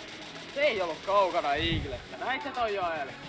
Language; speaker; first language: Finnish; native; Finnish